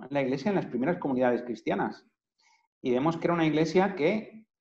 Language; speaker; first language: Spanish; native; Spanish